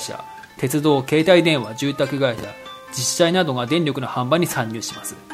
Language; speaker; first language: Japanese; native; Japanese